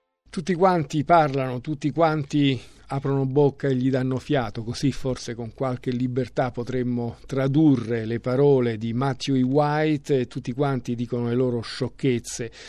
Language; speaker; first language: Italian; native; Italian